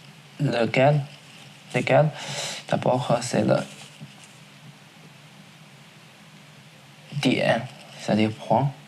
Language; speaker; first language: French; non-native, learner; Chinese